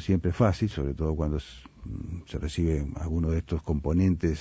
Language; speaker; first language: Spanish; native; Spanish